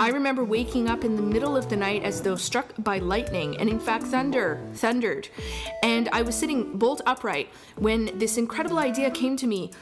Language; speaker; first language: English; native; English